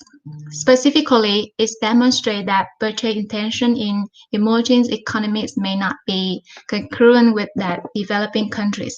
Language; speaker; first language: English; non-native, fluent; Vietnamese